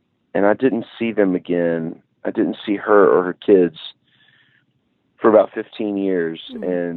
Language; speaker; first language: English; native; English